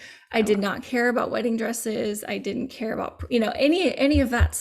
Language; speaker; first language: English; native; English